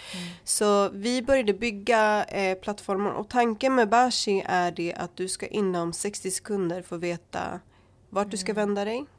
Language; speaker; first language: Swedish; early bilingual, other home language; Kurdish